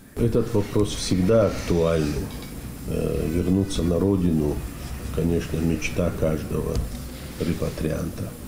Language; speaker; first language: Russian; non-native, local second language; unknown